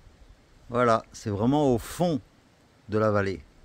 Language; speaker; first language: French; native; French